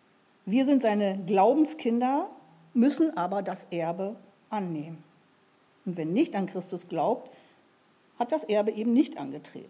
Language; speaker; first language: German; native; German